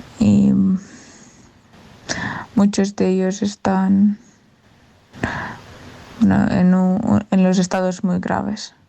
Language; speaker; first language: Spanish; non-native, fluent; Ukrainian